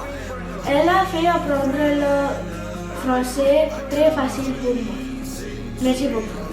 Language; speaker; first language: French; non-native, learner; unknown